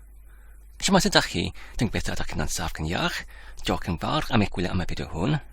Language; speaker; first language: Welsh; non-native, learner; English